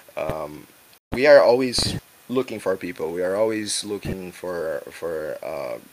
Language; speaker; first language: English; non-native, fluent; Portuguese